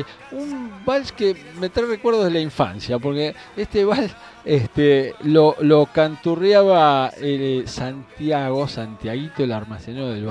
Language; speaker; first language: Spanish; native; Spanish